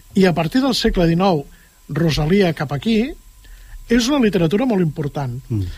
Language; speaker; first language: Catalan; native; Catalan